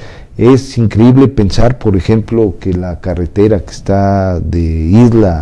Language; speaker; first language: Spanish; native; Spanish